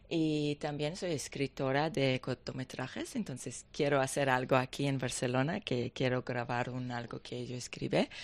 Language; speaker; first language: Spanish; non-native, learner; Hebrew